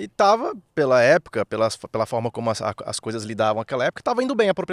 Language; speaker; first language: Portuguese; native; Portuguese